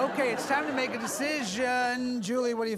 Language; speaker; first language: English; native; English